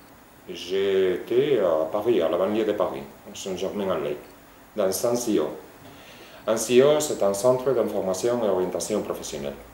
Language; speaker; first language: French; non-native, fluent; Spanish